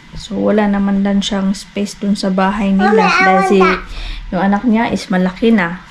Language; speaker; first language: Filipino; non-native, local second language; Cebuano